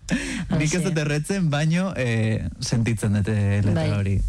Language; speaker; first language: Basque; native; Basque